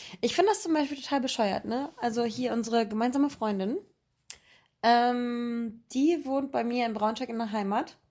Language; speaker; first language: German; native; German